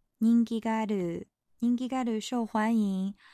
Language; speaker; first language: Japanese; non-native, fluent; Chinese